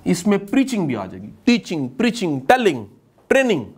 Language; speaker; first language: Urdu; non-native, local second language; Punjabi